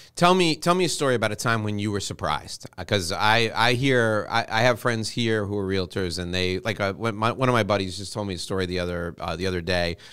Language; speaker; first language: English; native; English